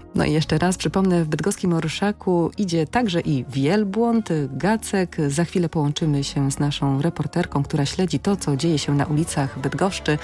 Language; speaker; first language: Polish; native; Polish